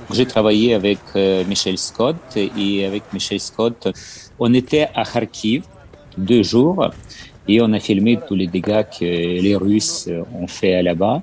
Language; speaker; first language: French; non-native, fluent; Ukrainian